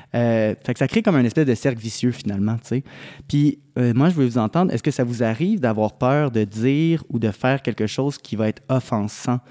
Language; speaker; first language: French; native; French